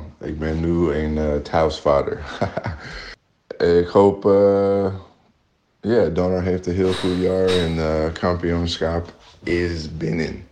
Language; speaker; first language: Dutch; non-native, learner; English